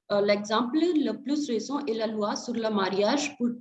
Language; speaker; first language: French; non-native, fluent; Hindi